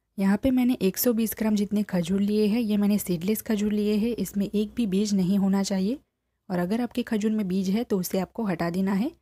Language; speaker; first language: Hindi; non-native, local second language; Gujarati